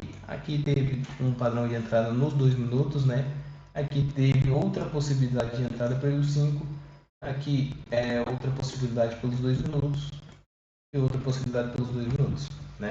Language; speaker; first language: Portuguese; native; Portuguese